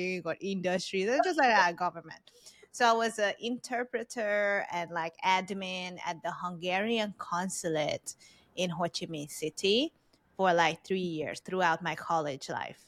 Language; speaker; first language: English; non-native, fluent; Hungarian